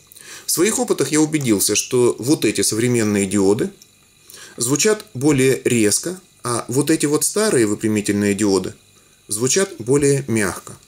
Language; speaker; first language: Russian; native; Russian